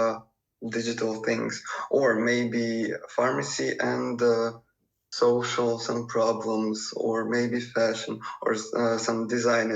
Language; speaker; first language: English; non-native, fluent; Russian